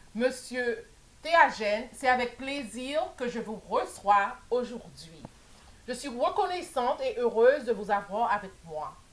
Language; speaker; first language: French; non-native, local second language; Haitian Creole